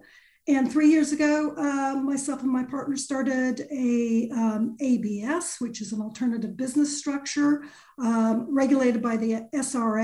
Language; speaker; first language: English; native; English